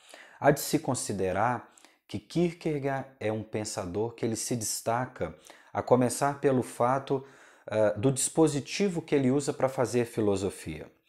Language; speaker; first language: Portuguese; native; Portuguese